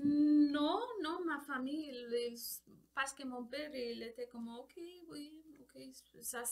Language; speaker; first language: French; non-native, learner; Spanish